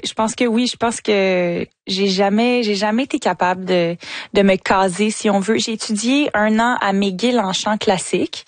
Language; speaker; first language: French; native; French